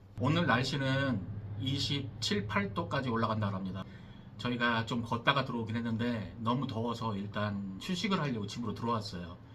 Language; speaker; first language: Korean; native; Korean